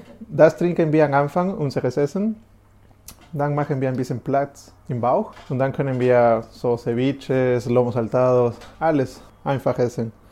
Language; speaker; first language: German; non-native, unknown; Spanish